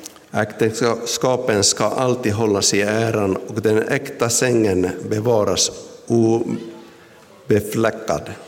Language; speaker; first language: Swedish; non-native, local second language; Finnish